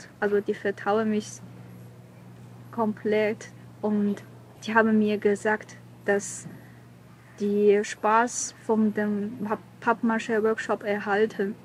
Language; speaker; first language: German; non-native, learner; Chinese